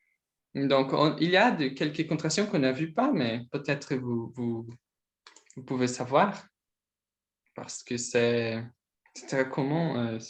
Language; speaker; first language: French; non-native, fluent; Portuguese